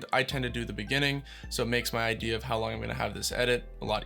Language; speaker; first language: English; native; English